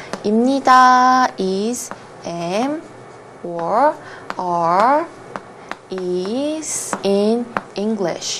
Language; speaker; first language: English; non-native, fluent; Korean